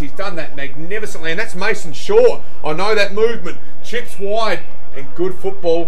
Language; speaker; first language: English; native; English